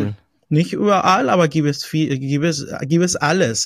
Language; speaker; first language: German; non-native, fluent; Spanish